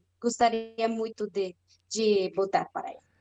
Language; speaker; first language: Portuguese; non-native, learner; Spanish